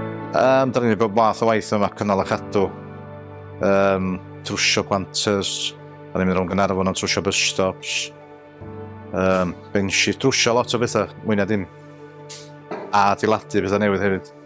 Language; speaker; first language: Welsh; native; Welsh